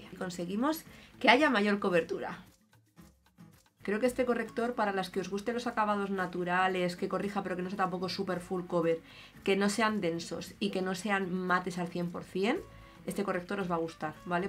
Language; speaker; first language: Spanish; native; Spanish